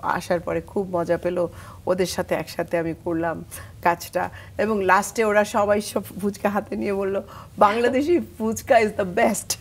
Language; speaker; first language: Bangla; native; Bangla